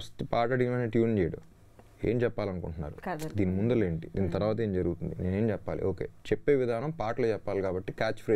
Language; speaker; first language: Telugu; native; Telugu